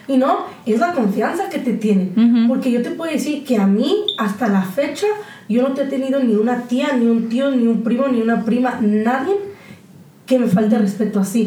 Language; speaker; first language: Spanish; early bilingual, heritage; Spanish